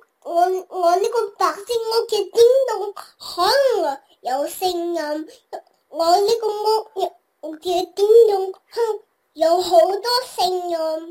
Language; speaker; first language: Chinese; early bilingual, heritage; Cantonese